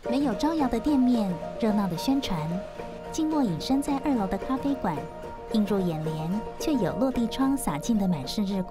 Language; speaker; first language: Chinese; native; Chinese